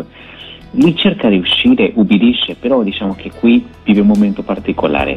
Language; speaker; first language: Italian; non-native, fluent; Spanish